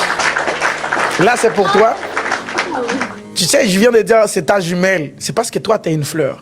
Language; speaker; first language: French; non-native, local second language; Haitian Creole